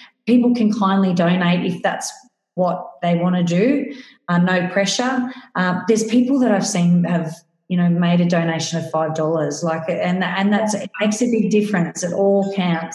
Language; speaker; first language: English; native; English